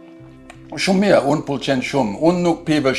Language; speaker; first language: Albanian; non-native, learner; English